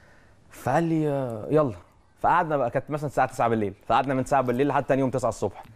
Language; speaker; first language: Arabic; native; Arabic